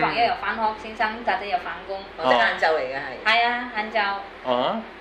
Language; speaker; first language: Chinese; non-native, learner; Indonesian